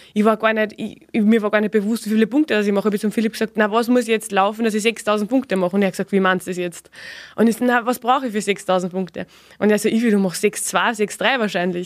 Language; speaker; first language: German; native; German